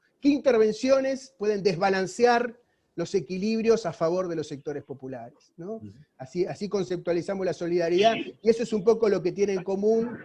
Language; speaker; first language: Spanish; native; Spanish